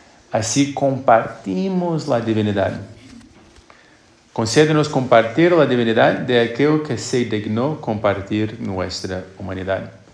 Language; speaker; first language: Spanish; non-native, fluent; English